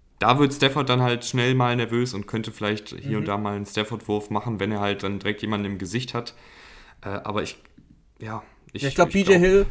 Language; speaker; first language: German; native; German